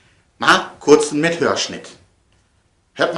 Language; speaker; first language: German; native; German